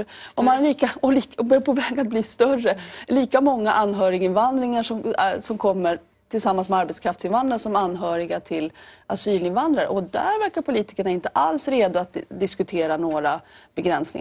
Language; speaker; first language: Swedish; native; Swedish